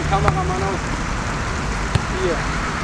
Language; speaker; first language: German; early bilingual, heritage; Turkish